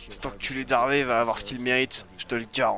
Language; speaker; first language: French; native; French